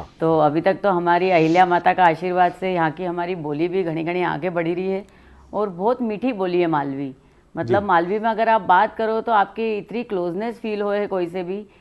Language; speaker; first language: Hindi; native; Hindi